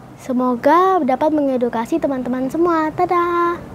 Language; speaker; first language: Indonesian; native; Indonesian